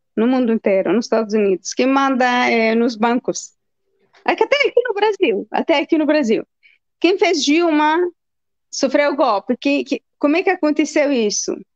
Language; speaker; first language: Portuguese; non-native, fluent; Arabic